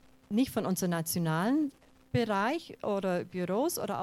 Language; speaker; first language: German; non-native, fluent; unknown